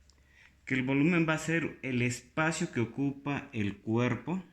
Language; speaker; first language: Spanish; native; Spanish